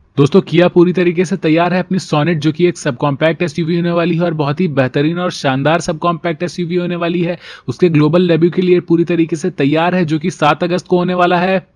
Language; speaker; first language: Hindi; native; Hindi